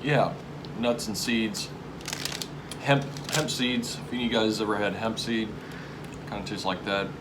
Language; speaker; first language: English; native; English